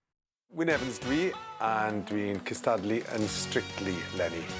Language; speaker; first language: Welsh; non-native, local second language; English